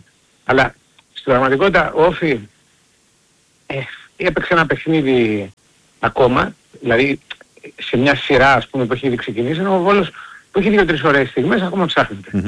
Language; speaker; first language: Greek; native; Greek